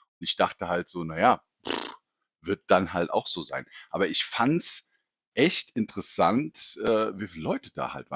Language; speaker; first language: German; native; German